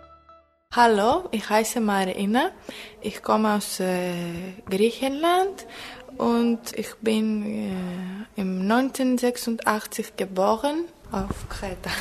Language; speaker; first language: German; non-native, fluent; Greek